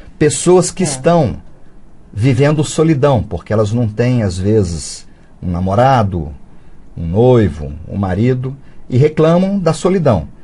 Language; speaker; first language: Portuguese; native; Portuguese